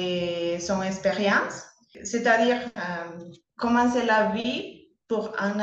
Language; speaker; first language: French; non-native, learner; Spanish